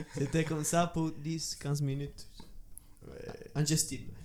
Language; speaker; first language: French; non-native, learner; Italian